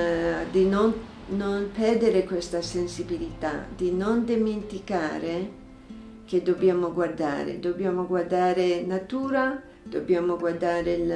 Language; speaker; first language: Italian; non-native, fluent; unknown